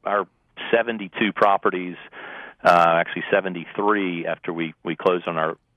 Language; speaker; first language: English; native; English